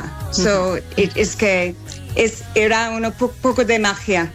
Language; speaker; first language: Spanish; non-native, learner; English